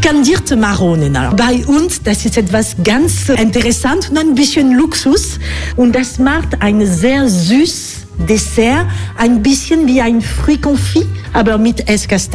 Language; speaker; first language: German; non-native, learner; French